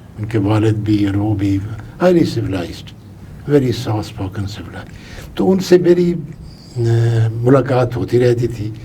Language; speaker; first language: Urdu; non-native, local second language; Punjabi